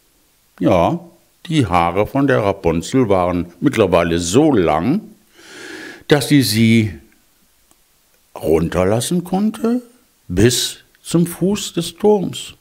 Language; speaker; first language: German; native; German